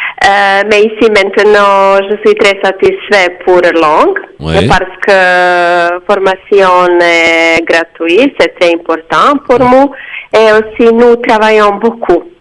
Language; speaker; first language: French; non-native, learner; Serbian